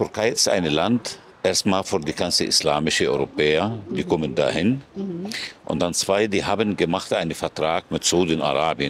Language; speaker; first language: German; non-native, fluent; Arabic